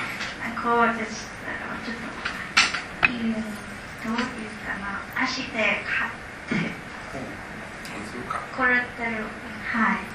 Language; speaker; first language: Japanese; non-native, learner; Burmese